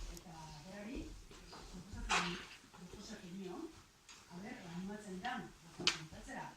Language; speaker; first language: Basque; non-native, fluent; Japanese